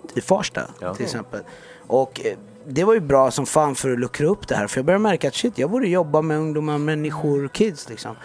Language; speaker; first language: Swedish; native; Swedish